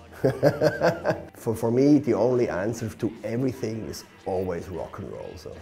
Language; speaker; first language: English; non-native, fluent; Swiss German